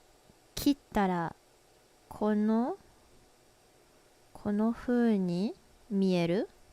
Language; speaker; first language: Japanese; non-native, learner; English